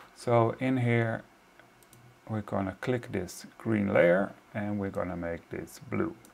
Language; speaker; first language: English; non-native, fluent; Dutch